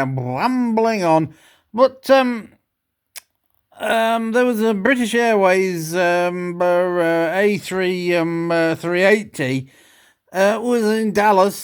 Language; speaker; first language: English; native; English